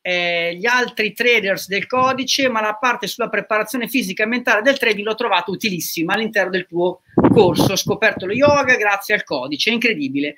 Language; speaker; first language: Italian; native; Italian